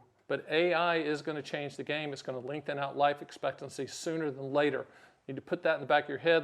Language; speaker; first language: English; native; English